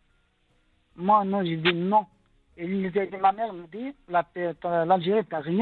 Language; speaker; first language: French; non-native, local second language; Arabic